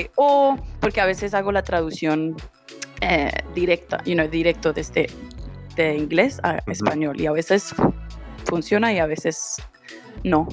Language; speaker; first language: Spanish; early bilingual, heritage; Spanish